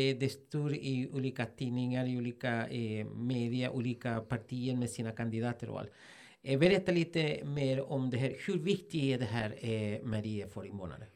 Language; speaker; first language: Swedish; non-native, fluent; Spanish